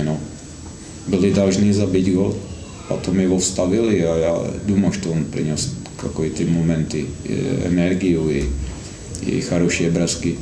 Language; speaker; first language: Russian; non-native, fluent; Slovak